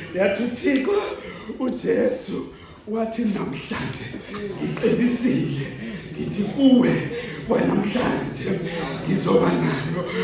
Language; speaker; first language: Zulu; non-native, local second language; Xhosa